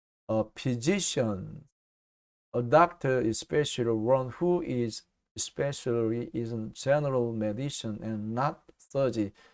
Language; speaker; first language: English; non-native, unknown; Korean